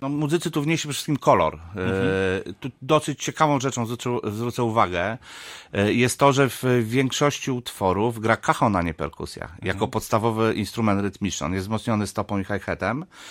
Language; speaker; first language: Polish; native; Polish